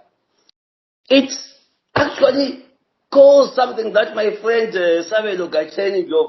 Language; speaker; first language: English; non-native, local second language; Shona